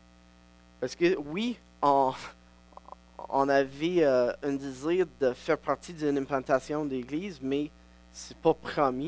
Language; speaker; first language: French; non-native, local second language; English